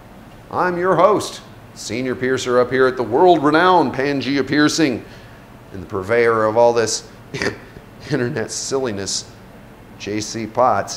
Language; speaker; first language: English; native; English